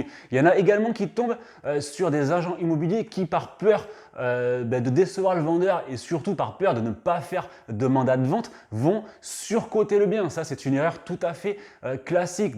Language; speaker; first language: French; native; French